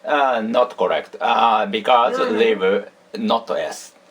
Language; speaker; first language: English; non-native, learner; Japanese